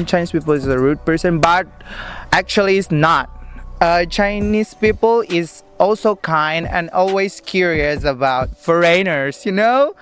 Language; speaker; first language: English; non-native, learner; Indonesian